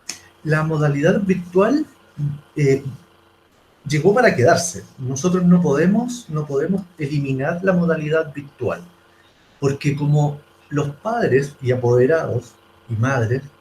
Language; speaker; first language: Spanish; native; Spanish